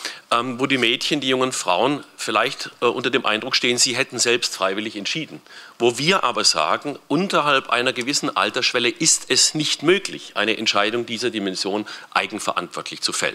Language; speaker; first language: German; native; German